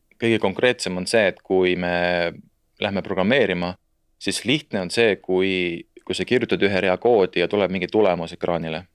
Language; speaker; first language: Estonian; native; Estonian